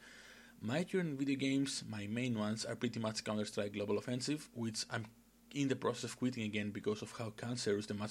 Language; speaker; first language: English; non-native, fluent; Greek